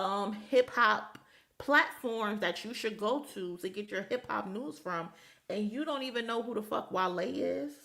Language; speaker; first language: English; native; English